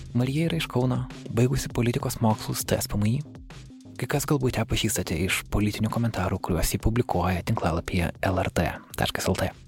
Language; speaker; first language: Lithuanian; native; Lithuanian